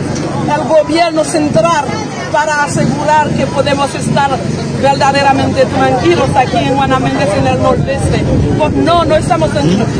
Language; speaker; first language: Spanish; non-native, fluent; Haitian Creole